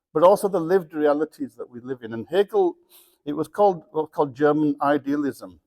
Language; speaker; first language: English; early bilingual, other home language; Punjabi